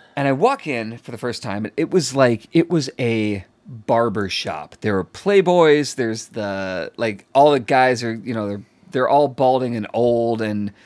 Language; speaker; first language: English; native; English